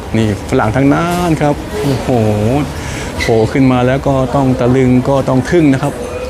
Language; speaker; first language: Thai; non-native, local second language; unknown